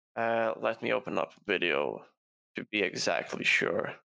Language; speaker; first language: English; non-native, fluent; Lithuanian